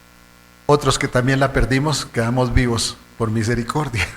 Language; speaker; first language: Spanish; native; Spanish